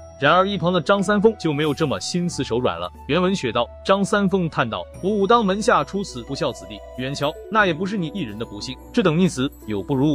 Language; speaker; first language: Chinese; native; Chinese